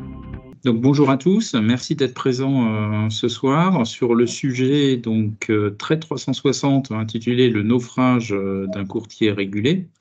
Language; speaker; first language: French; native; French